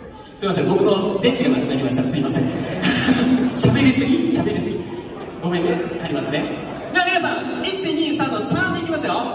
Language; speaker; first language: Japanese; native; Japanese